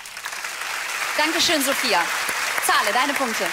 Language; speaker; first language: German; native; German